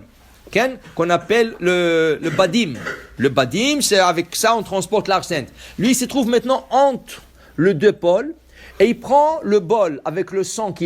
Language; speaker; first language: French; non-native, fluent; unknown